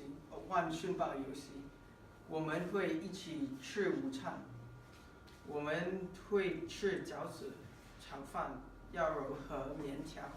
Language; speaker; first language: Chinese; non-native, learner; English